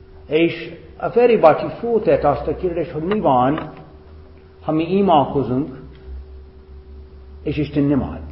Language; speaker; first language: Hungarian; non-native, fluent; English